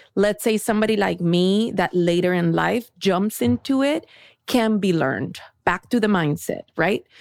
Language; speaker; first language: English; early bilingual, other home language; Spanish